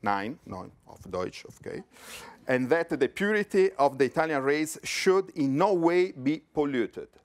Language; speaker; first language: English; non-native, fluent; Italian